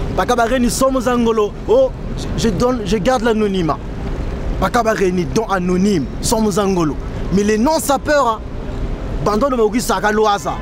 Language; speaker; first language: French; early bilingual, other home language; Lingala